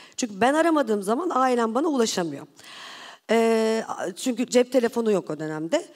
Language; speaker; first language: Turkish; native; Turkish